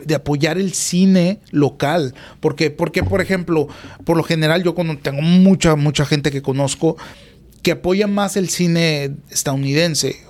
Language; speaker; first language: Spanish; native; Spanish